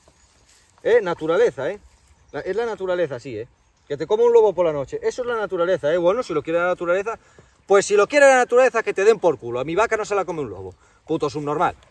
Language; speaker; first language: Spanish; native; Spanish